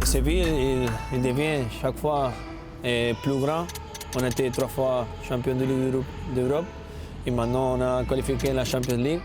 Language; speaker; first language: French; non-native, learner; Spanish